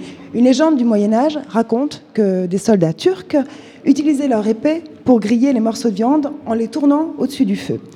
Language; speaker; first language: French; native; French